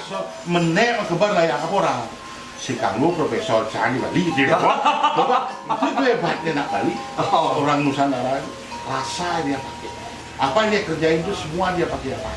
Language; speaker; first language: Indonesian; non-native, local second language; Balinese